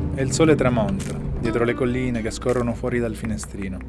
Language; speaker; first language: Italian; native; Italian